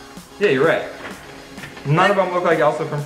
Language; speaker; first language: English; native; English